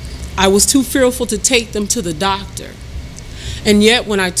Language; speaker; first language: English; native; English